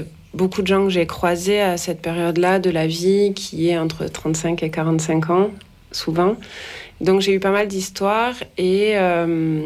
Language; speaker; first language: French; native; French